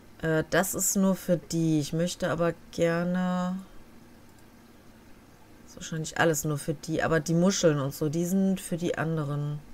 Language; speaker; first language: German; native; German